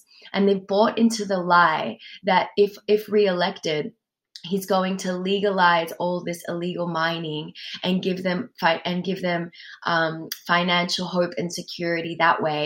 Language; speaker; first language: English; native; English